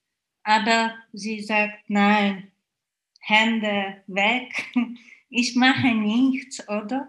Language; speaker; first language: German; non-native, fluent; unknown